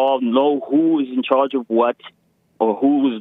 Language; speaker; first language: English; native; English